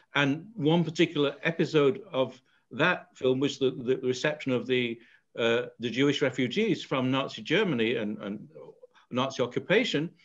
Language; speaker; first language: English; native; English